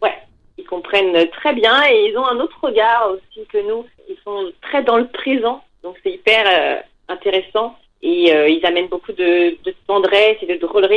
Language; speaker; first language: French; native; French